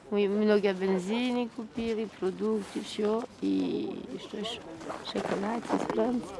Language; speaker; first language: Russian; non-native, fluent; French